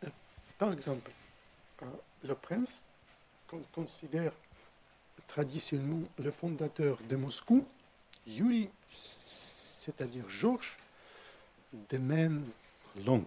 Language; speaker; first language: French; non-native, fluent; Russian